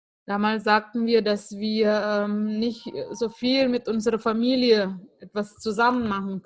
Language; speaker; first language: German; non-native, fluent; Indonesian